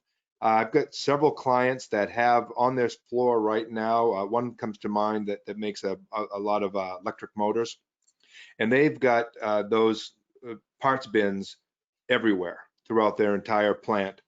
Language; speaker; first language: English; native; English